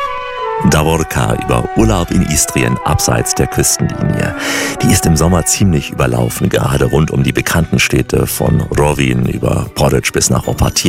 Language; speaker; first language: German; native; German